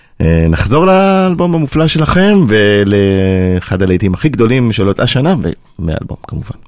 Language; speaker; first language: Hebrew; native; Hebrew